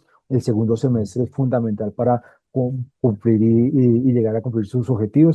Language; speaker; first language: Spanish; native; Spanish